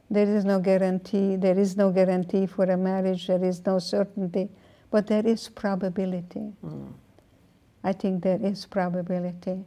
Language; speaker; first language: English; non-native, fluent; Hungarian